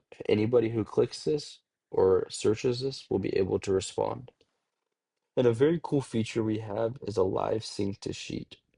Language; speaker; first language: English; native; English